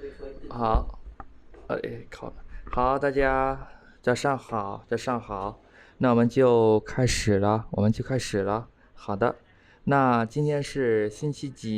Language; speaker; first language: Chinese; non-native, fluent; Khmer